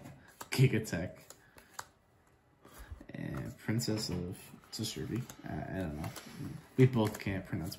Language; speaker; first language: English; native; English